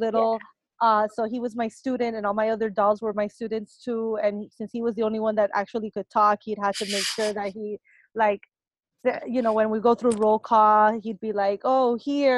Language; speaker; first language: English; early bilingual, other home language; Spanish